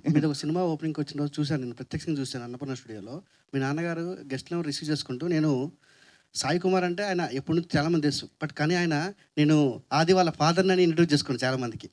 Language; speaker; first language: Telugu; native; Telugu